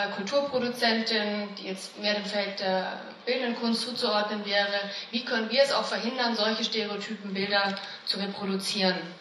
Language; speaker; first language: German; native; German